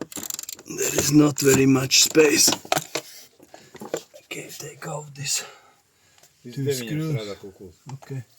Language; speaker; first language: English; non-native, learner; Latvian